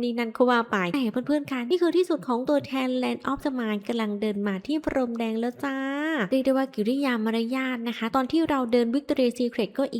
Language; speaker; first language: Thai; native; Thai